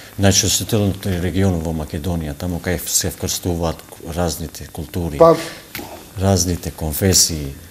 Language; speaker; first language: Macedonian; non-native, local second language; Albanian